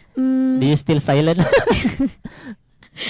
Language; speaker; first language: English; non-native, learner; Indonesian